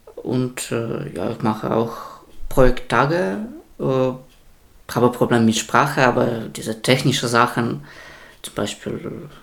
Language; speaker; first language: German; non-native, learner; Russian